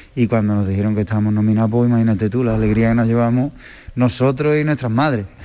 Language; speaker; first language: Spanish; native; Spanish